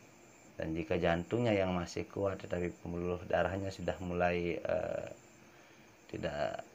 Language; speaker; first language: Indonesian; native; Indonesian